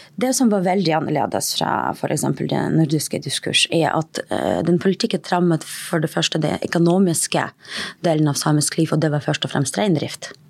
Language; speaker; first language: Norwegian; non-native, fluent; Russian